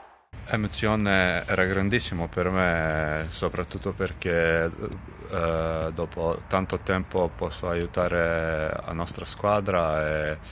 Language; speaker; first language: Italian; non-native, fluent; Serbian